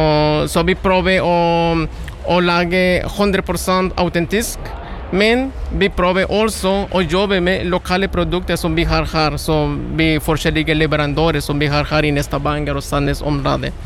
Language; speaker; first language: Norwegian; non-native, learner; Spanish